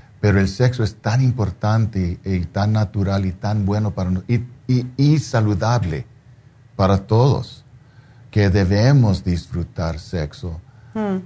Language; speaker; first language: Spanish; non-native, fluent; English